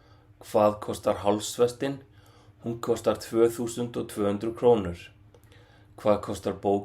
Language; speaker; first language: Icelandic; non-native, fluent; Arabic